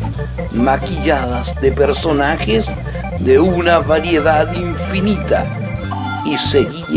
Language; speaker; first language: Spanish; native; Spanish